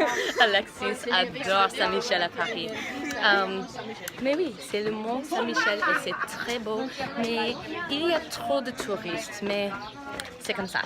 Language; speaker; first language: French; non-native, fluent; English